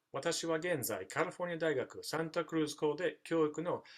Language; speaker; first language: Japanese; non-native, fluent; English